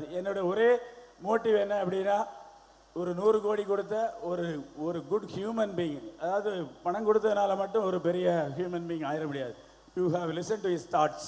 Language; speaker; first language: Tamil; native; Tamil